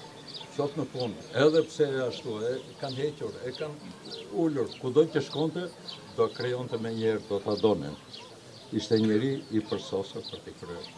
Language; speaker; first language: Albanian; native; Albanian